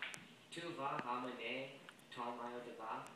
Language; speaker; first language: French; non-native, learner; English